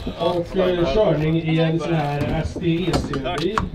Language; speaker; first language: Swedish; native; Swedish